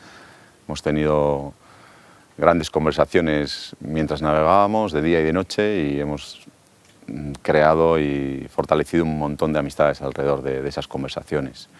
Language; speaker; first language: Spanish; native; Spanish